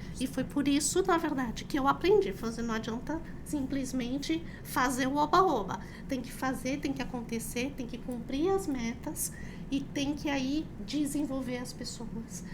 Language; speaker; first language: Portuguese; early bilingual, other home language; Chinese